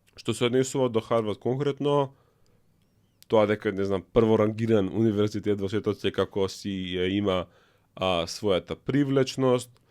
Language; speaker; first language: Macedonian; native; Macedonian